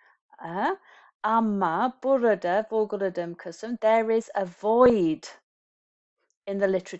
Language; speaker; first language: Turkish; non-native, fluent; English